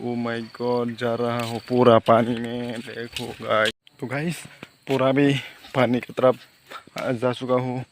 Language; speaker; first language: Hindi; non-native, local second language; Kok Borok